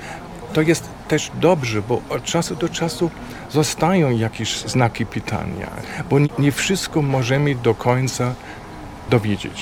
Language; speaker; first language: Polish; non-native, fluent; German